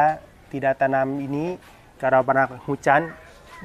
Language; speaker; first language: Indonesian; non-native, learner; Thai